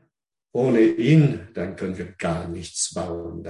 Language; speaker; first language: German; non-native, fluent; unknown